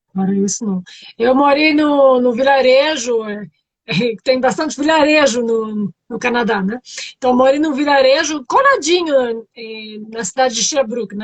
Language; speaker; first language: Portuguese; non-native, fluent; French